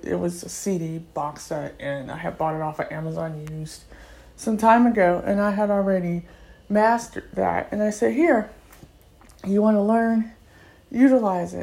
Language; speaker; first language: English; native; English